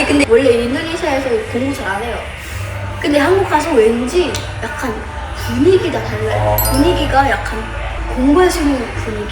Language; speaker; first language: Korean; non-native, fluent; Indonesian